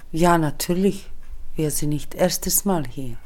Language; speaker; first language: German; early bilingual, other home language; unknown